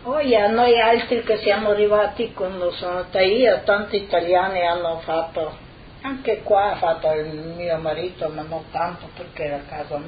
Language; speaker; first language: Italian; non-native, fluent; Slovenian